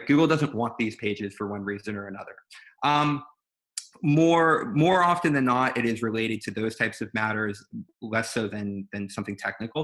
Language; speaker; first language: English; native; English